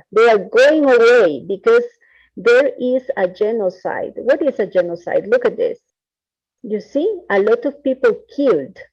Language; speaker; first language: English; non-native, fluent; Spanish